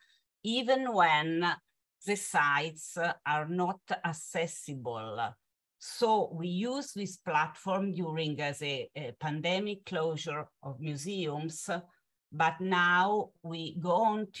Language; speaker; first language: English; non-native, fluent; Italian